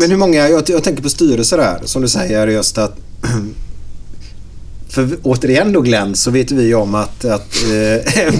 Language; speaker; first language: Swedish; native; Swedish